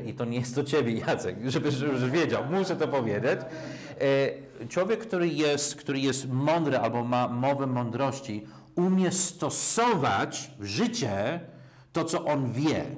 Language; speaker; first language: Polish; non-native, fluent; English